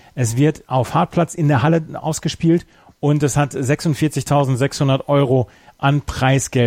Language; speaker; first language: German; native; German